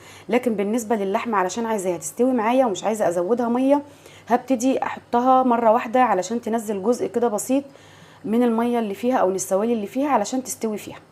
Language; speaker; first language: Arabic; native; Arabic